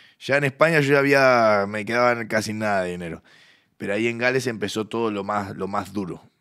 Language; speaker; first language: Spanish; native; Spanish